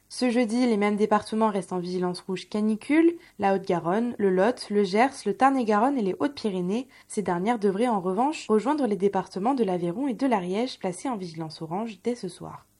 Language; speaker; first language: French; native; French